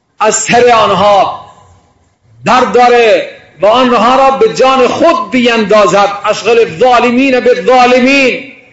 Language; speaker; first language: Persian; non-native, local second language; Baluchi